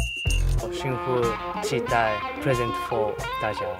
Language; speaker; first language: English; non-native, learner; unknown